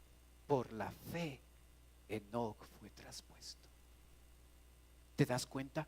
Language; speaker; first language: Spanish; native; Spanish